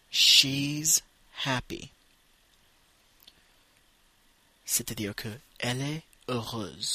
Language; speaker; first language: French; non-native, fluent; English